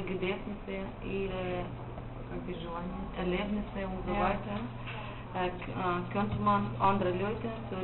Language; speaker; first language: German; non-native, learner; Russian